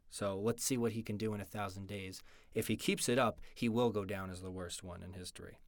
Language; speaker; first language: English; native; English